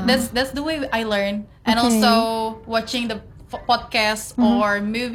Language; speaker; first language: English; non-native, fluent; Indonesian